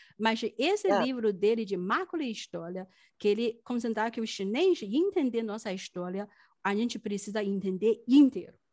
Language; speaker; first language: Portuguese; non-native, fluent; Chinese